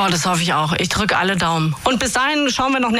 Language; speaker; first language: German; native; German